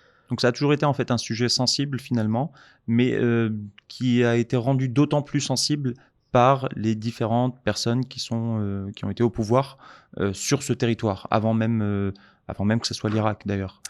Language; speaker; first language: French; native; French